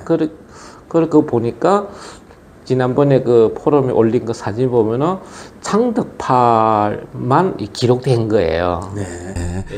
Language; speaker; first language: Korean; early bilingual, other home language; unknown